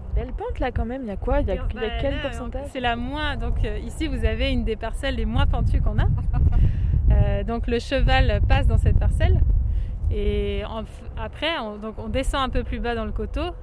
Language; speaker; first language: French; native; French